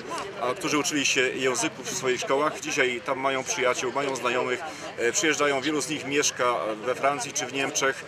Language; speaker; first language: Polish; native; Polish